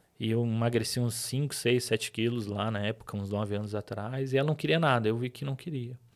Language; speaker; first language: Portuguese; early bilingual, other home language; Arabic